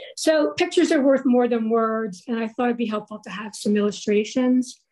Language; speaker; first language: English; native; English